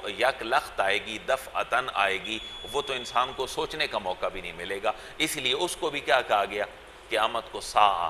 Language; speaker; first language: Urdu; non-native, local second language; Punjabi